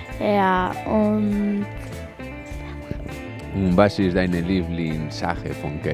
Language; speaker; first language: German; non-native, learner; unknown